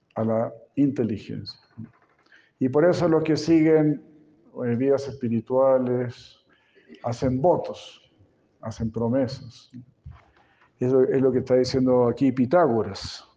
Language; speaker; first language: Spanish; native; Spanish